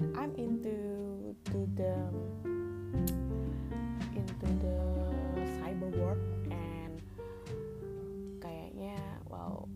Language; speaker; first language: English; non-native, learner; Indonesian